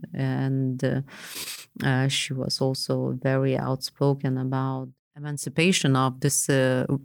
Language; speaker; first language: English; non-native, fluent; Lithuanian